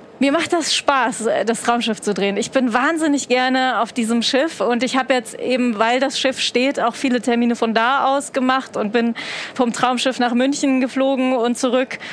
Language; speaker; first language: German; native; German